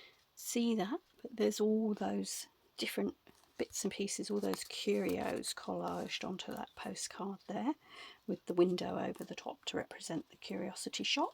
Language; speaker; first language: English; native; English